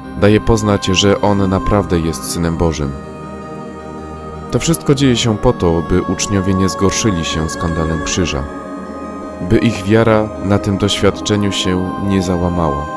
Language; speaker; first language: Polish; native; Polish